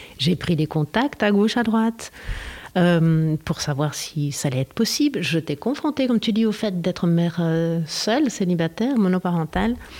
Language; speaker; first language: French; non-native, fluent; Spanish